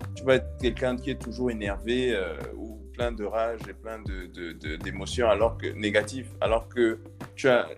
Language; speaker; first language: French; native; French